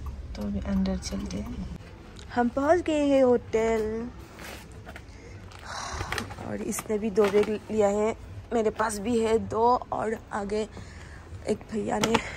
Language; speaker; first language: Hindi; non-native, local second language; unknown